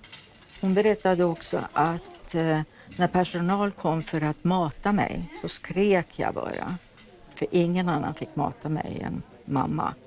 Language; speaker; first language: Swedish; early bilingual, other home language; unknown